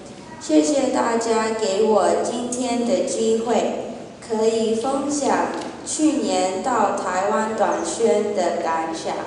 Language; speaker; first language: Chinese; early bilingual, heritage; Chinese